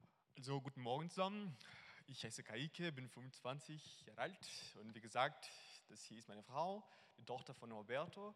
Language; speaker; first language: German; non-native, learner; Portuguese